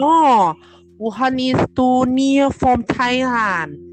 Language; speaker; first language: English; non-native, learner; Thai